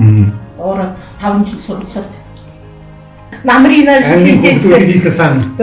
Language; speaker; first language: Mongolian; non-native, local second language; Kazakh